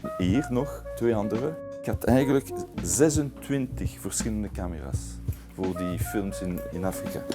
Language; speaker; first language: Dutch; non-native, local second language; French